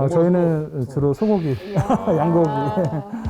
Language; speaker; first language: Korean; native; Korean